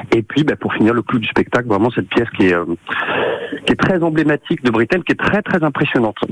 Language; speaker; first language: French; native; French